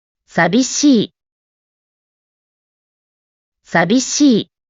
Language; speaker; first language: Japanese; native; Japanese